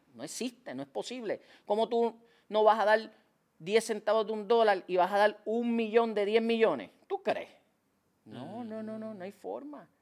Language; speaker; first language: Spanish; native; Spanish